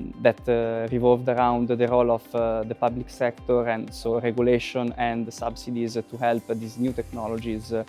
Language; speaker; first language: English; non-native, fluent; Italian